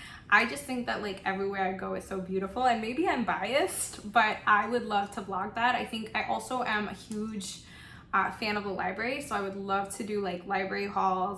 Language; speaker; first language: English; non-native, local second language; Spanish